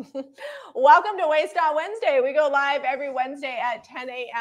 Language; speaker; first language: English; native; English